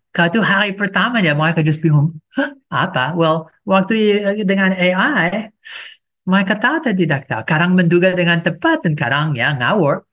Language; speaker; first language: Indonesian; non-native, fluent; English